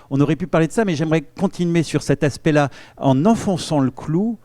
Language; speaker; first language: French; native; French